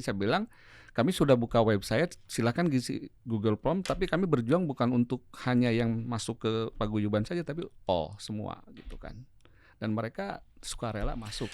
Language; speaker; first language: Indonesian; native; Indonesian